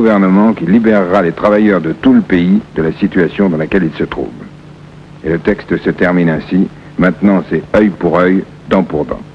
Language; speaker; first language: French; native; French